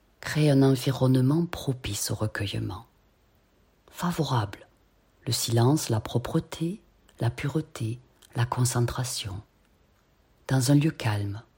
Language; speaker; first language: French; native; French